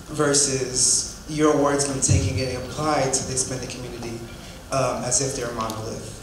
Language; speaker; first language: English; native; English